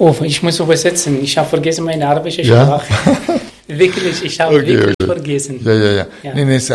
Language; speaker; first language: German; non-native, learner; Arabic